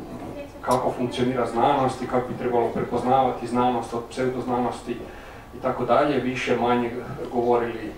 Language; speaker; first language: Croatian; native; Croatian